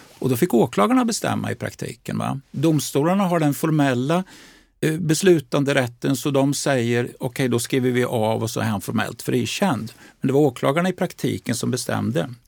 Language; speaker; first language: Swedish; native; Swedish